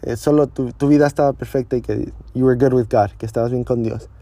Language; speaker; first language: Spanish; early bilingual, heritage; Spanish